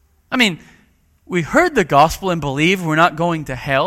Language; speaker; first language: English; native; English